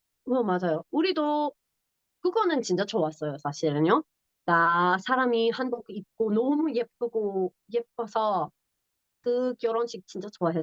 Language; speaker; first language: Korean; non-native, learner; English